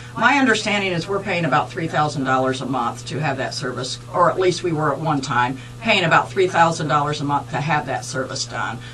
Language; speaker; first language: English; native; English